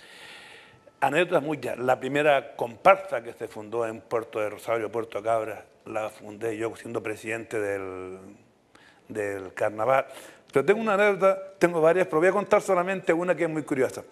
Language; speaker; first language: Spanish; native; Spanish